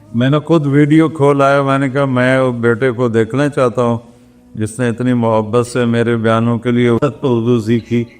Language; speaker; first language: Urdu; non-native, local second language; Punjabi